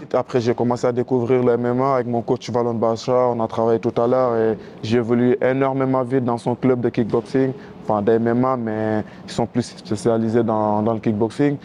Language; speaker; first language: French; non-native, local second language; Wolof